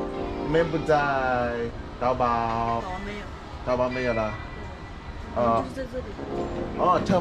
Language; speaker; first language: Chinese; non-native, learner; English